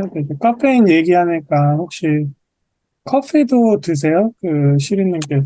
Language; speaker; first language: Korean; native; Korean